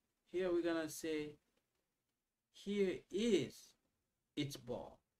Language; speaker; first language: English; non-native, fluent; Lingala